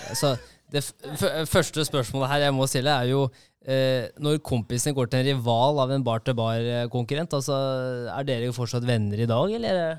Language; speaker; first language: Norwegian; native; Norwegian